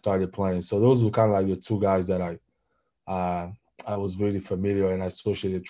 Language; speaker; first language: English; non-native, local second language; French